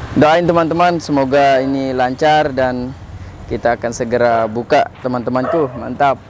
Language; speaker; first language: Indonesian; native; Indonesian